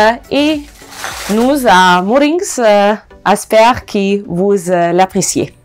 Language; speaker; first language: French; non-native, learner; Croatian